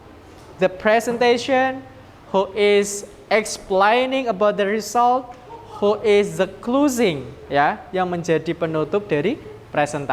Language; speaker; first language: English; non-native, learner; Indonesian